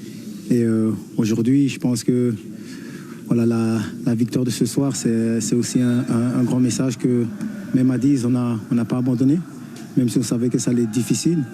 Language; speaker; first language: French; native; French